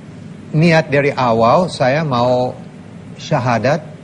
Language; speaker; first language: Indonesian; non-native, learner; English